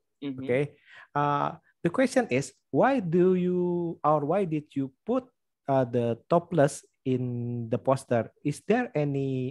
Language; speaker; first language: English; non-native, learner; Indonesian